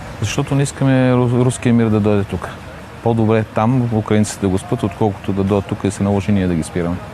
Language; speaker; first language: Bulgarian; native; Bulgarian